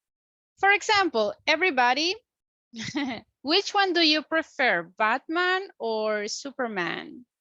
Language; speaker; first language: English; non-native, local second language; Spanish